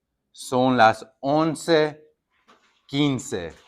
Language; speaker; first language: Spanish; non-native, fluent; English